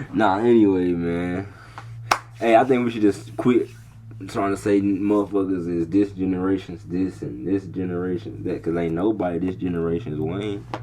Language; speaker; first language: English; native; English